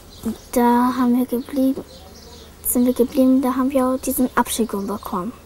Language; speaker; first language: German; early bilingual, other home language; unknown